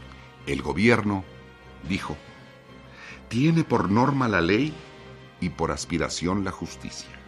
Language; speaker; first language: Spanish; native; Spanish